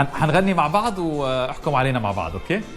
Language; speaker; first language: Arabic; native; Arabic